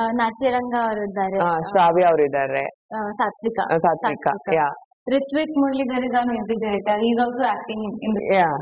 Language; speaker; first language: Kannada; non-native, learner; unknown